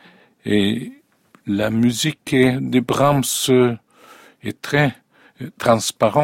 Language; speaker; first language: French; non-native, fluent; Hungarian